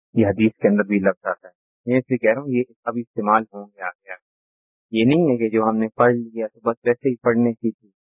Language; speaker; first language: Urdu; native; Urdu